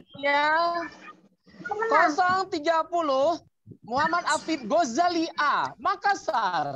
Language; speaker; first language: Indonesian; native; Indonesian